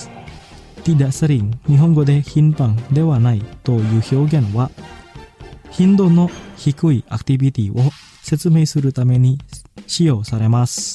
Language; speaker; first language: Japanese; non-native, fluent; Indonesian